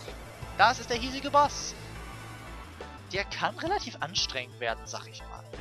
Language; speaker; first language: German; native; German